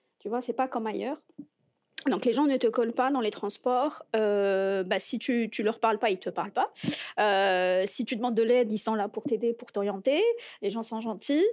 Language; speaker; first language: French; non-native, local second language; Arabic